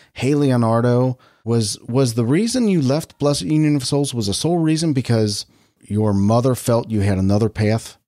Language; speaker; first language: English; native; English